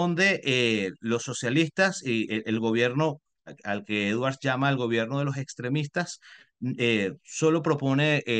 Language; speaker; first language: Spanish; native; Spanish